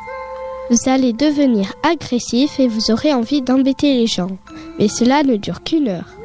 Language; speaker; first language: French; native; French